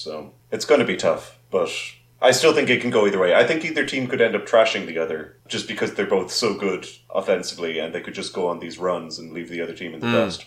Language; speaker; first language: English; native; English